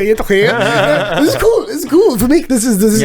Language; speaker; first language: German; non-native, learner; Zulu